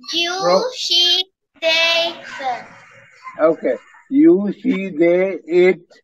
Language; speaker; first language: English; non-native, fluent; Tamil